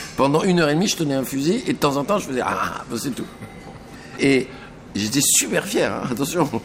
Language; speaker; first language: French; native; French